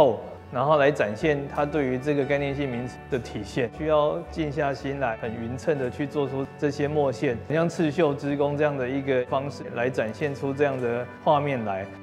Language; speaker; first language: Chinese; native; Chinese